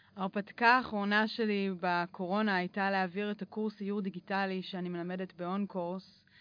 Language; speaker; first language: Hebrew; early bilingual, other home language; English